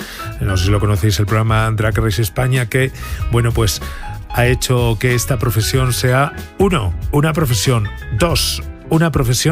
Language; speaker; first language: Spanish; native; Spanish